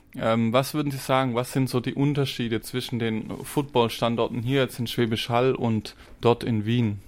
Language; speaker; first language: German; native; German